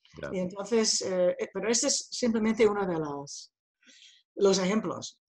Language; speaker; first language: Spanish; non-native, fluent; English